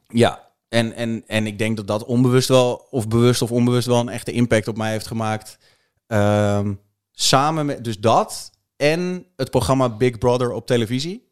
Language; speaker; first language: Dutch; native; Dutch